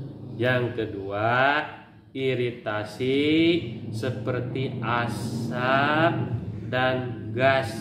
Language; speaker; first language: Indonesian; native; Indonesian